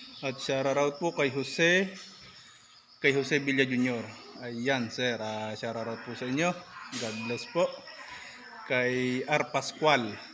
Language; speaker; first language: Filipino; native; Filipino